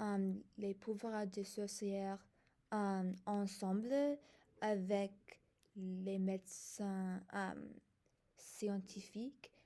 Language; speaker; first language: French; non-native, learner; English